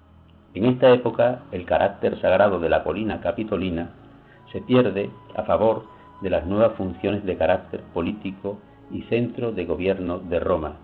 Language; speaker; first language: Spanish; native; Spanish